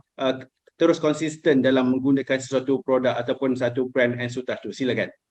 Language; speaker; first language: Malay; native; Malay